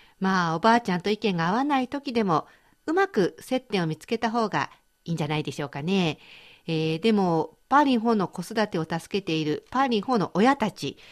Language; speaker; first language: Japanese; native; Japanese